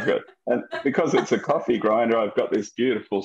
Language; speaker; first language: English; native; English